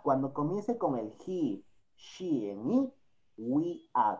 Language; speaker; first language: Spanish; native; Spanish